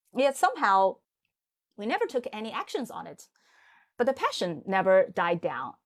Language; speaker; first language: English; non-native, fluent; Chinese